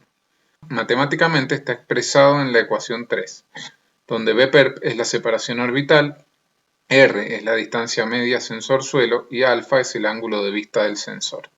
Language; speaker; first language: Spanish; native; Spanish